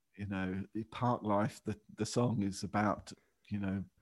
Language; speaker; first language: English; native; English